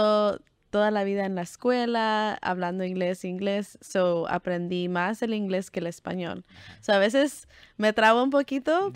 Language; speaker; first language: Spanish; early bilingual, heritage; Spanish